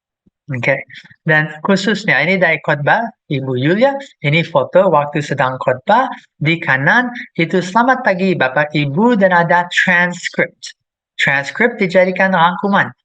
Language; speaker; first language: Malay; non-native, fluent; English